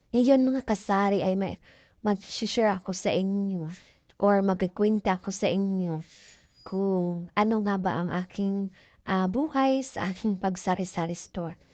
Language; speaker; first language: Filipino; non-native, local second language; Cebuano